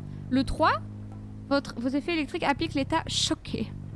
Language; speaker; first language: French; native; French